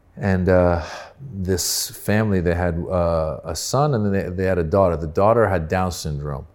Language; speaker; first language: English; early bilingual, other home language; Persian